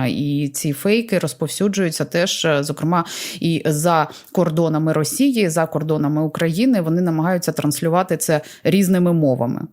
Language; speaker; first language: Ukrainian; native; Ukrainian